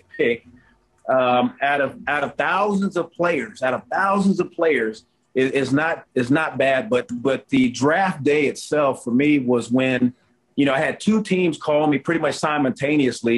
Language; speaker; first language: English; native; English